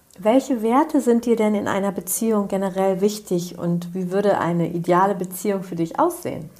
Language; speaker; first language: German; early bilingual, other home language; Turkish